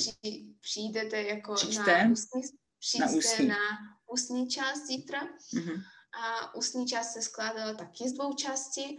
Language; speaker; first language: Czech; non-native, fluent; Russian